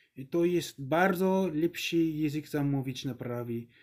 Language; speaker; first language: Ukrainian; non-native, learner; English